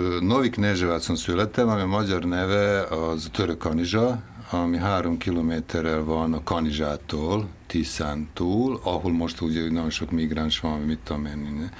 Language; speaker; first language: Hungarian; non-native, local second language; Serbian